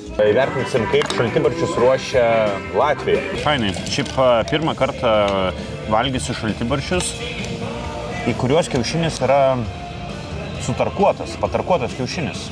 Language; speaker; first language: Lithuanian; native; Lithuanian